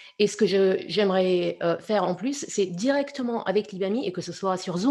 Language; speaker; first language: French; non-native, local second language; Arabic